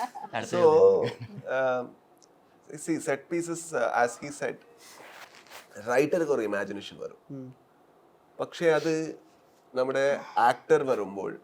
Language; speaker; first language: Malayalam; non-native, learner; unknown